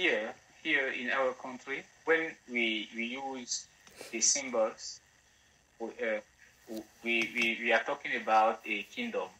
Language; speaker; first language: English; non-native, learner; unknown